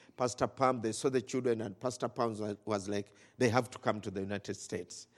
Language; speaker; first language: English; non-native, local second language; Ganda